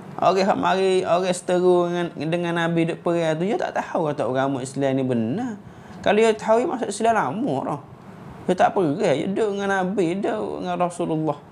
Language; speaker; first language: Malay; native; Malay